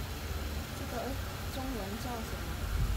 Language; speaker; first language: Chinese; non-native, fluent; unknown